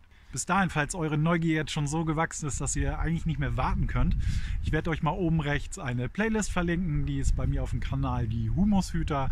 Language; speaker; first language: German; native; German